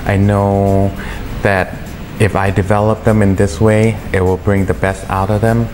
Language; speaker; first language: English; early bilingual, other home language; Thai